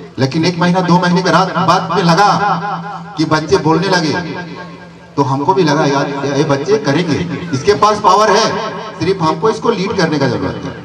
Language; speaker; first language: Hindi; non-native, local second language; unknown